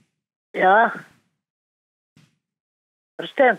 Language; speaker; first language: German; non-native, learner; Croatian